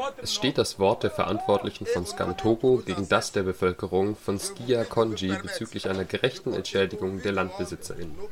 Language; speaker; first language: German; native; German